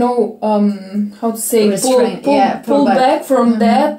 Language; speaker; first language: English; non-native, fluent; Serbian